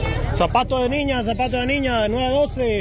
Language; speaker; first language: Spanish; native; Spanish